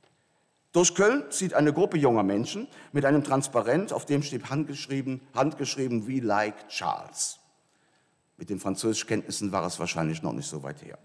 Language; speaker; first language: German; native; German